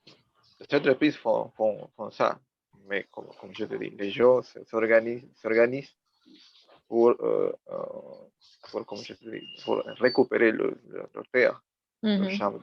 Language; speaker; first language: French; non-native, learner; Spanish